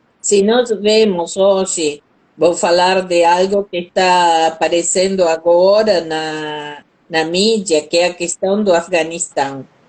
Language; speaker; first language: Portuguese; non-native, fluent; Spanish